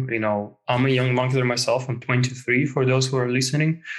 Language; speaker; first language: English; non-native, fluent; Russian